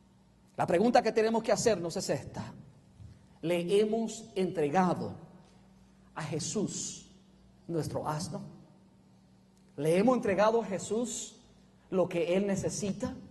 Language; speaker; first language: Spanish; native; Spanish